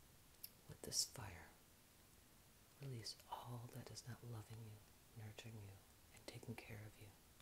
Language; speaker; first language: English; native; English